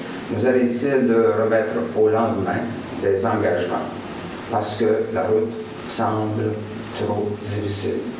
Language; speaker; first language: French; native; French